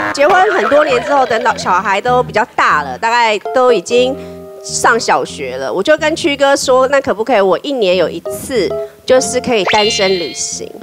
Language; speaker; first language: Chinese; native; Chinese